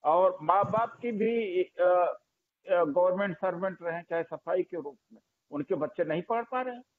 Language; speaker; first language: Hindi; native; Hindi